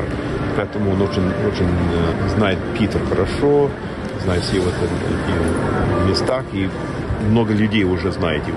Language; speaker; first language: Russian; non-native, fluent; English